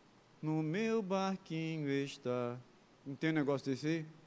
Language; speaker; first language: Portuguese; native; Portuguese